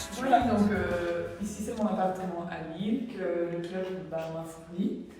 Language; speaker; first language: French; non-native, local second language; Dutch